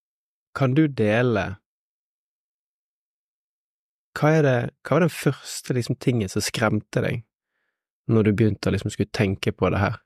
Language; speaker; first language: Norwegian; native; Norwegian